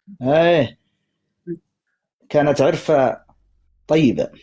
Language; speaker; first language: Arabic; native; Arabic